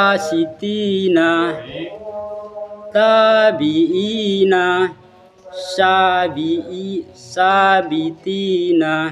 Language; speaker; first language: Arabic; non-native, learner; Indonesian